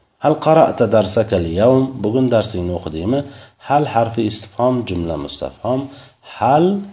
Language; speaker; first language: Arabic; non-native, fluent; Uzbek